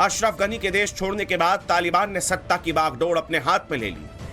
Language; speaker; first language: Hindi; native; Hindi